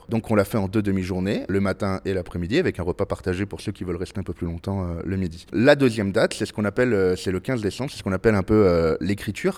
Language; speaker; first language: French; native; French